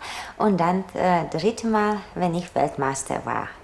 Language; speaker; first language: German; non-native, learner; Bulgarian